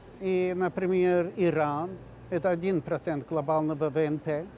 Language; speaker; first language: Russian; non-native, fluent; Swedish